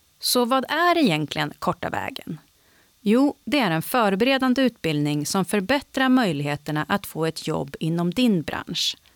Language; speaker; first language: Swedish; native; Swedish